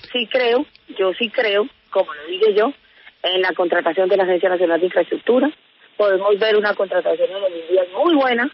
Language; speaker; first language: Spanish; native; Spanish